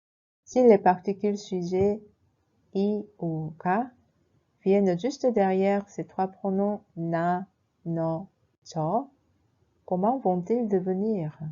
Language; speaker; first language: French; non-native, fluent; Korean